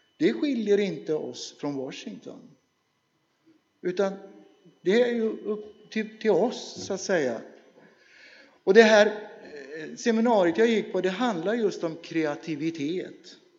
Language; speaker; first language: Swedish; native; Swedish